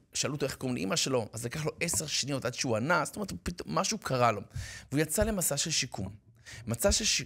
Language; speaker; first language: Hebrew; native; Hebrew